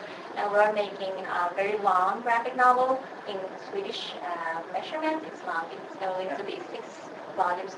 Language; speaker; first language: English; non-native, fluent; Swedish